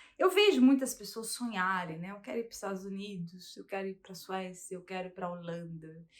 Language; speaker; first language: Portuguese; early bilingual, heritage; Portuguese